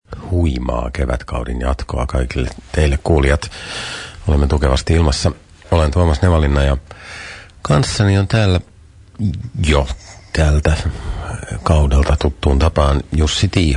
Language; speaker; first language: Finnish; native; Finnish